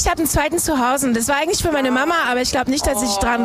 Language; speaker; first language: German; non-native, fluent; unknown